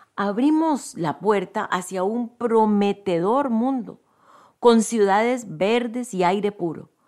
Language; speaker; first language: Spanish; native; Spanish